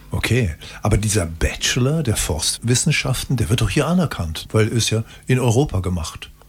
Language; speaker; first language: German; native; German